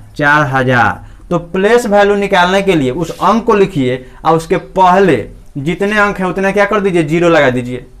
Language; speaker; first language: Hindi; native; Hindi